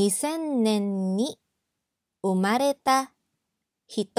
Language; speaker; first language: Japanese; non-native, fluent; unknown